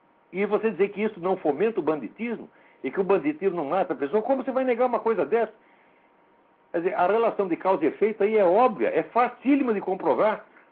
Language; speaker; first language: Portuguese; native; Portuguese